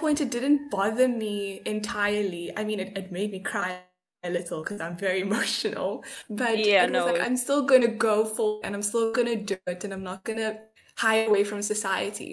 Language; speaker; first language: English; native; English